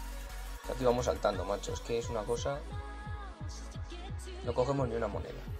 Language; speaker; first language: Spanish; native; Spanish